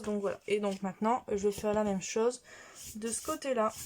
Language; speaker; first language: French; native; French